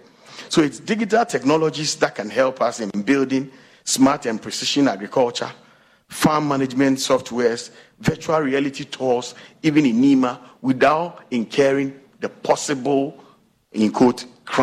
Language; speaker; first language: English; non-native, local second language; Akan